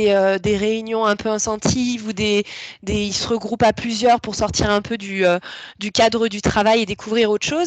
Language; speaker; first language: French; native; French